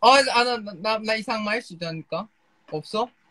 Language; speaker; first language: Korean; non-native, fluent; Thai